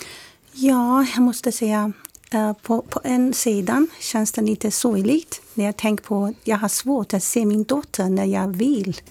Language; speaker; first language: Swedish; non-native, fluent; Chinese